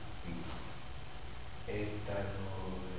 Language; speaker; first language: French; non-native, learner; English